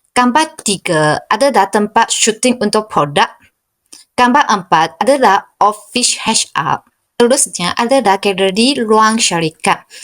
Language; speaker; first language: Malay; non-native, local second language; Chinese